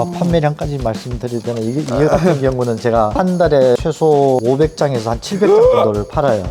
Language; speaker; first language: Korean; early bilingual, heritage; Korean